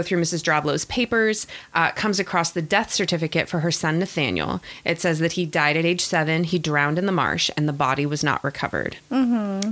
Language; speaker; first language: English; native; English